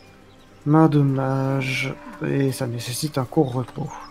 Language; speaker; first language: French; native; French